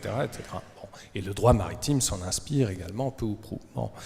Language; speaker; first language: French; native; French